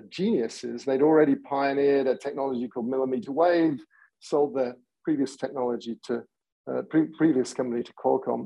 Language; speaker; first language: English; native; English